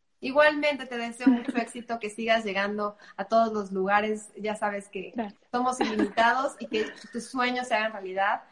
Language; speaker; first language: Spanish; native; Spanish